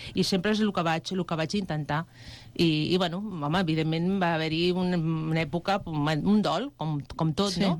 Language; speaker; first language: Catalan; native; Catalan